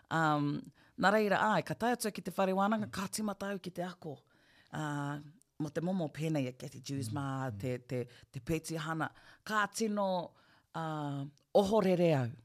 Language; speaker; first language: Māori; non-native, local second language; English